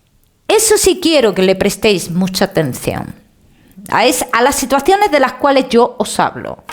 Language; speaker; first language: Spanish; native; Spanish